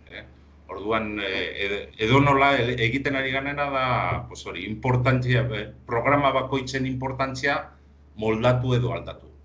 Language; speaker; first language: Basque; non-native, local second language; Spanish